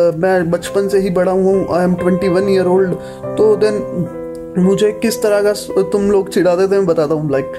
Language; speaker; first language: Hindi; native; Hindi